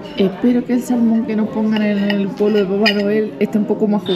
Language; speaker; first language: Spanish; native; Spanish